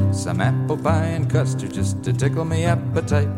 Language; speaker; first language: English; native; English